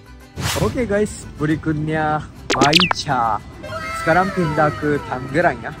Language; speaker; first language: Indonesian; non-native, fluent; Japanese